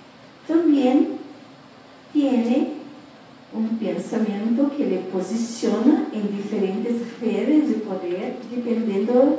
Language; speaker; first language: Spanish; non-native, fluent; Portuguese